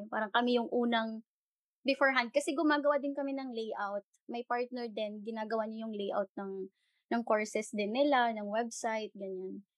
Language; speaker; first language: Filipino; non-native, local second language; Hiligaynon